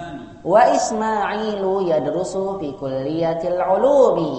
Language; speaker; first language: Arabic; non-native, fluent; Indonesian